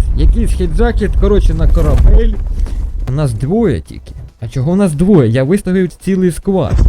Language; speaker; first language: Ukrainian; non-native, local second language; Russian